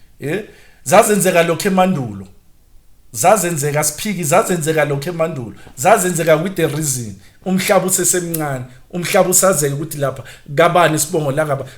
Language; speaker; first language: Zulu; native; Zulu